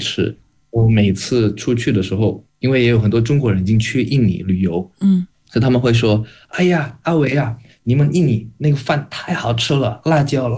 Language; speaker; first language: Chinese; non-native, fluent; Indonesian